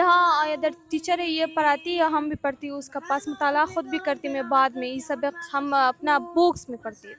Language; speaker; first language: Urdu; non-native, learner; Persian